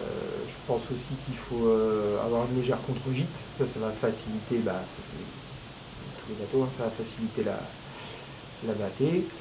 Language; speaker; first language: French; native; French